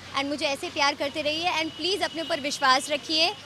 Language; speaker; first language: Hindi; native; Hindi